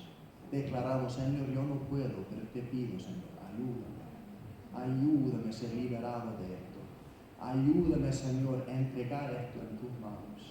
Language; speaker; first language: Spanish; non-native, fluent; Icelandic